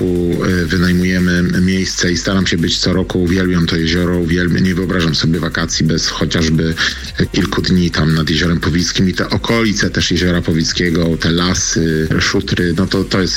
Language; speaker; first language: Polish; native; Polish